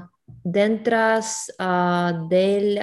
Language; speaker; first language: Spanish; non-native, learner; English